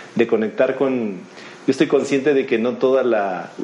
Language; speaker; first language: Spanish; native; Spanish